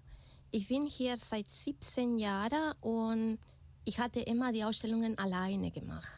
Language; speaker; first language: German; non-native, fluent; Spanish